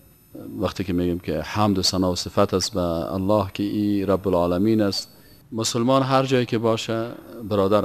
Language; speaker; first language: Persian; native; Persian